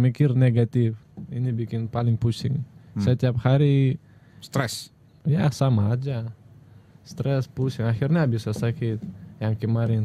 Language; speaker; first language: Indonesian; non-native, fluent; Russian